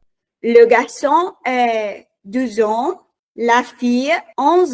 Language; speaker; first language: French; non-native, learner; Portuguese